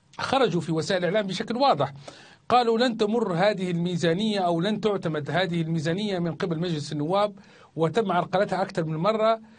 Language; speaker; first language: Arabic; native; Arabic